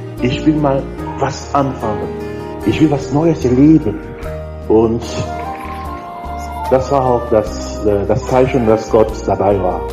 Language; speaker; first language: German; non-native, learner; French